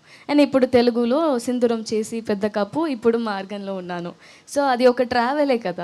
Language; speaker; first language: Telugu; non-native, learner; Tamil